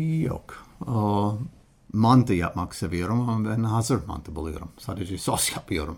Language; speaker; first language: Turkish; non-native, learner; English